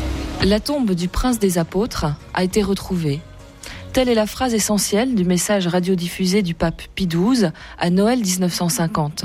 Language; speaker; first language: French; native; French